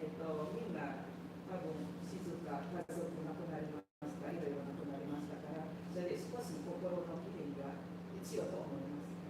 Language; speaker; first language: Japanese; non-native, learner; Indonesian